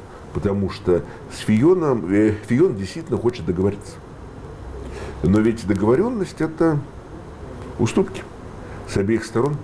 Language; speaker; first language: Russian; native; Russian